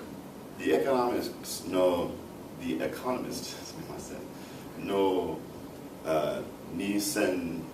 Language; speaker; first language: Japanese; non-native, learner; English